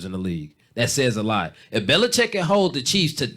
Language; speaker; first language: English; native; English